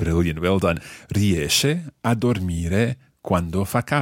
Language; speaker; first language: Italian; non-native, fluent; English